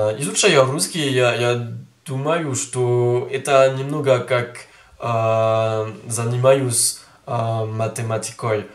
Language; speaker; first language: Russian; non-native, learner; French